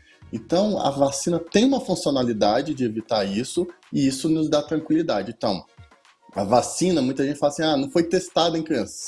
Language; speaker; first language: Portuguese; native; Portuguese